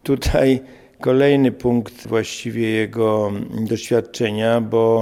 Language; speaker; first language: Polish; native; Polish